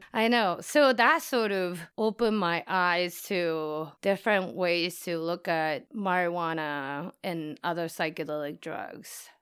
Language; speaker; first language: English; non-native, fluent; Japanese